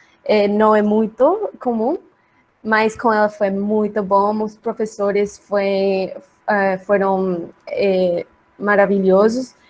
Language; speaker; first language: Portuguese; non-native, learner; Spanish